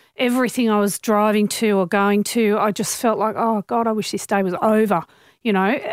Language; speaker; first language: English; native; English